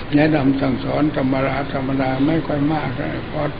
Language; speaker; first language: Thai; native; Thai